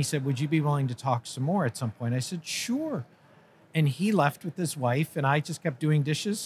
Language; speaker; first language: English; native; English